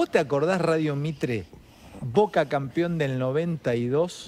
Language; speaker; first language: Spanish; native; Spanish